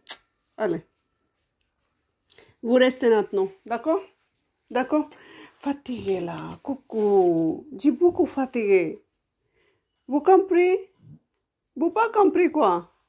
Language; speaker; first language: French; non-native, learner; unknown